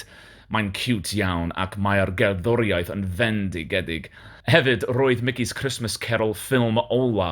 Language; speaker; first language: Welsh; non-native, learner; English